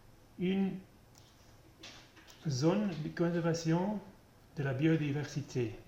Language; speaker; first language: French; non-native, learner; German